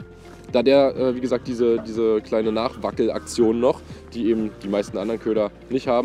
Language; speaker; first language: German; native; German